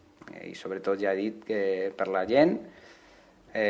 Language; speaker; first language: Catalan; non-native, local second language; Spanish